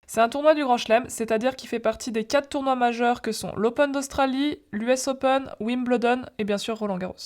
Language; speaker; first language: French; native; French